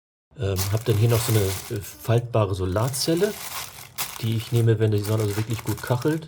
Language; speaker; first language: German; native; German